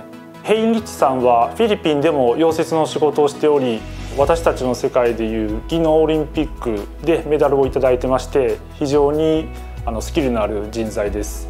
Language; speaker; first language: Japanese; native; Japanese